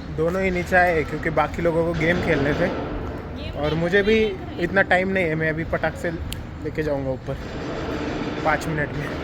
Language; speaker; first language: Hindi; non-native, local second language; Marathi